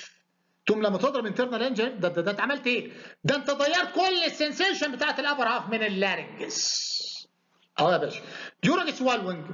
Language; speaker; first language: Arabic; native; Arabic